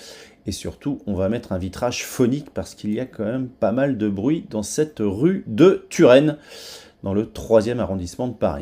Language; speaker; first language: French; native; French